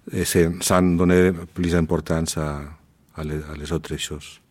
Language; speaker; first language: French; non-native, learner; Spanish